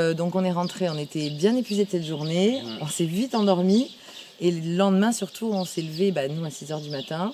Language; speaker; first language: French; native; French